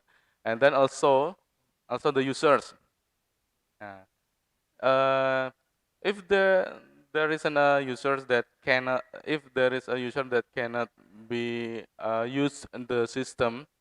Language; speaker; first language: English; non-native, fluent; Indonesian